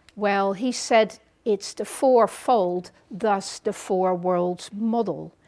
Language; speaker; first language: English; non-native, fluent; Dutch